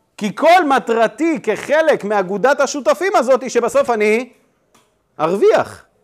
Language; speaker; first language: Hebrew; native; Hebrew